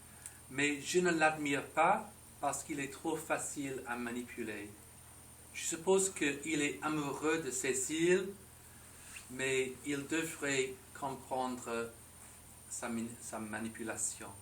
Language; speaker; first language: French; non-native, fluent; English